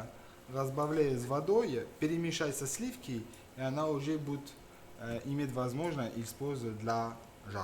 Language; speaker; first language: Russian; non-native, fluent; French